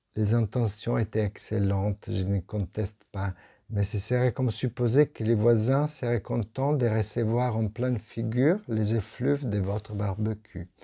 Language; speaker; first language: French; non-native, fluent; Italian